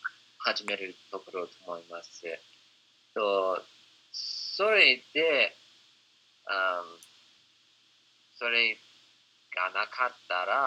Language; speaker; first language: Japanese; non-native, fluent; English